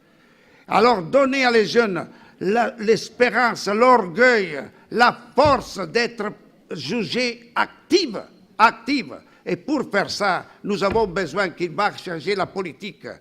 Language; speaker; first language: French; non-native, fluent; Italian